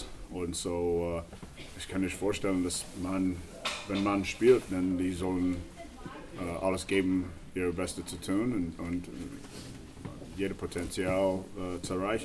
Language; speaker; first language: German; non-native, fluent; English